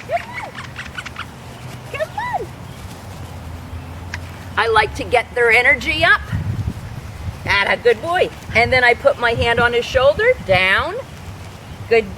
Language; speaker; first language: English; native; English